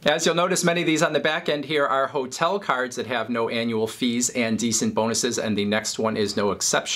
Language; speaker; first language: English; native; English